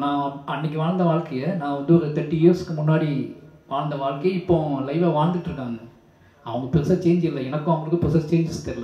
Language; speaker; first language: Tamil; native; Tamil